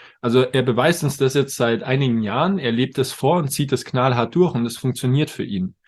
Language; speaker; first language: German; native; German